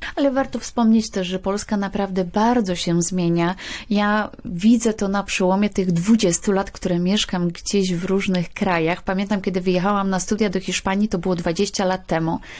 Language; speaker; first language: Polish; native; Polish